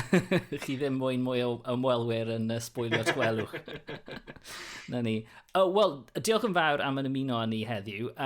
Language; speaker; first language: Welsh; non-native, local second language; English